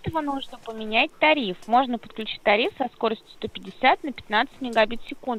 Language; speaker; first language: Russian; native; Russian